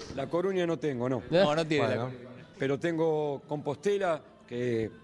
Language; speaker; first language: Spanish; native; Spanish